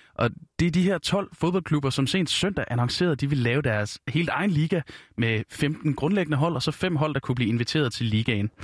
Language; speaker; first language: Danish; native; Danish